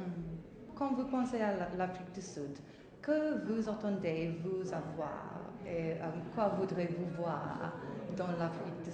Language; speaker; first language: French; non-native, learner; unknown